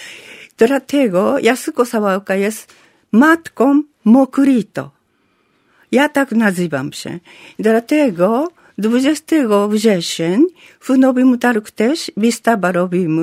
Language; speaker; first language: Polish; non-native, learner; Japanese